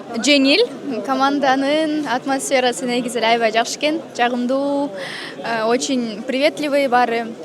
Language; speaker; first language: Kyrgyz; native; Kyrgyz